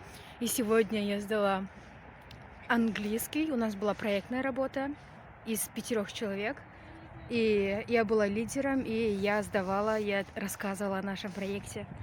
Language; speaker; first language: Russian; non-native, local second language; Kyrgyz